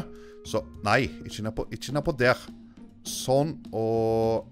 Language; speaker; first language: Norwegian; native; Norwegian